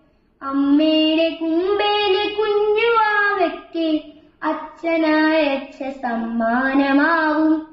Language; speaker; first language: Malayalam; native; Malayalam